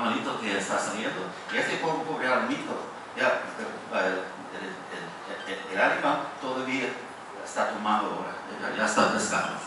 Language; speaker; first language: Spanish; non-native, fluent; English